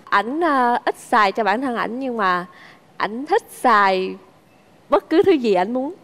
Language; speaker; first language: Vietnamese; native; Vietnamese